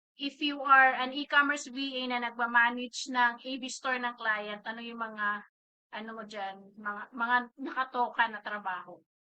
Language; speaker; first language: Filipino; native; Filipino